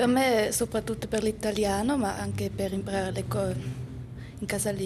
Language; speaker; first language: Italian; non-native, learner; German